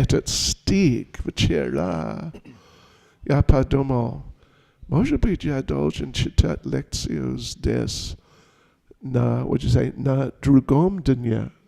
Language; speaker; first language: Russian; non-native, learner; English